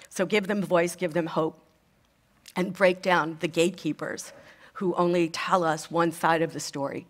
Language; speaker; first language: English; native; English